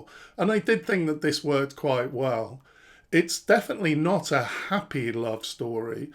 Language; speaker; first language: English; native; English